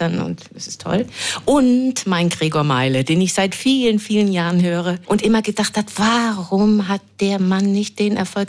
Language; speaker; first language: German; native; German